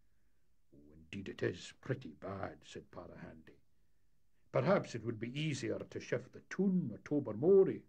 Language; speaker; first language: English; native; English